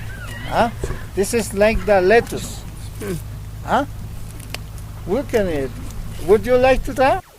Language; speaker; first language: English; non-native, learner; Spanish